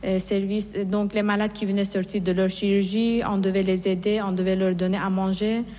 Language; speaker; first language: French; non-native, fluent; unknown